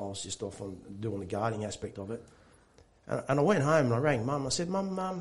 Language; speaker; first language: English; native; English